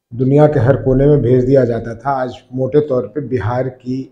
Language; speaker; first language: Hindi; native; Hindi